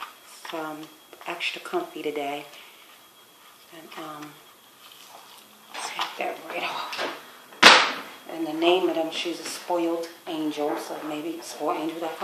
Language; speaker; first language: English; native; English